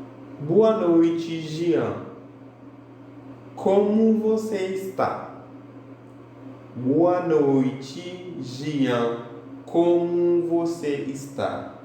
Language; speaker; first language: Portuguese; non-native, fluent; Haitian Creole